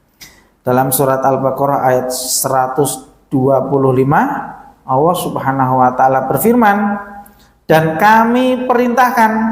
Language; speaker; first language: Indonesian; non-native, local second language; Javanese